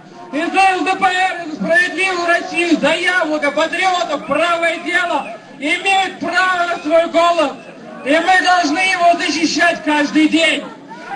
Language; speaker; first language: Russian; native; Russian